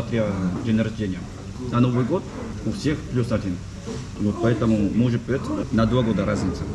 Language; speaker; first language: Russian; non-native, fluent; Korean